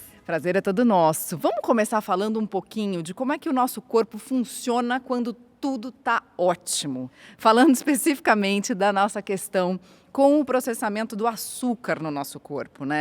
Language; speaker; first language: Portuguese; native; Portuguese